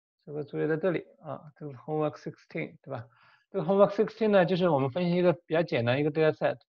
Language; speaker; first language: Chinese; native; Chinese